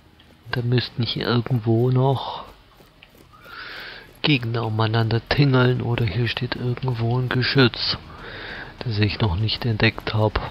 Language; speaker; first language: German; native; German